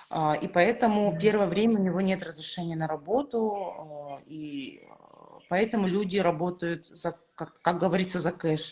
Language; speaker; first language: Russian; native; Russian